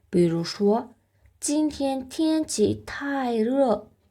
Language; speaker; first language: Chinese; non-native, fluent; Mongolian